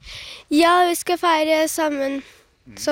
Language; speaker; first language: Norwegian; early bilingual, other home language; Turkish